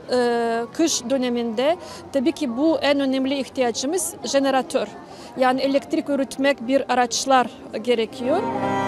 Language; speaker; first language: Turkish; non-native, learner; Ukrainian